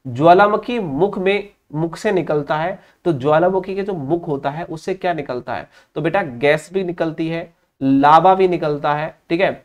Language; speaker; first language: Hindi; native; Hindi